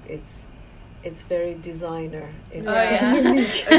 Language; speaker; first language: English; non-native, fluent; Persian